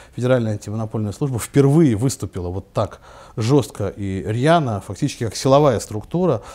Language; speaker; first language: Russian; native; Russian